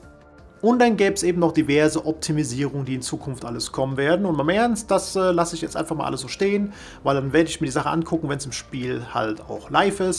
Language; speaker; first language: German; native; German